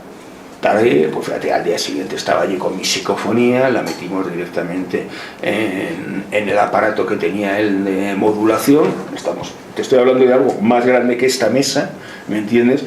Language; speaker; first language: Spanish; native; Spanish